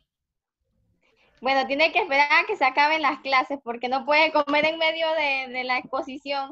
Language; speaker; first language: Spanish; native; Spanish